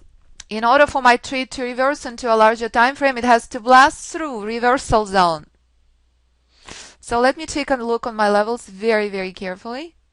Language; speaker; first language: English; non-native, fluent; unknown